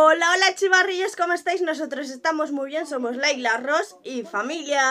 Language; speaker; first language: Spanish; native; Spanish